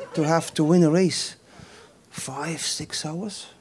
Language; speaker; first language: English; non-native, fluent; Dutch